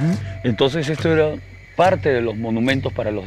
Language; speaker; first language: Spanish; native; Spanish